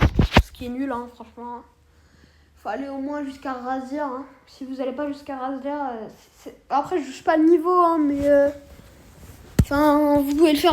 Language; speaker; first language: French; native; French